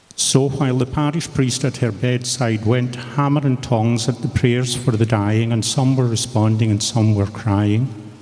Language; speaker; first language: English; native; English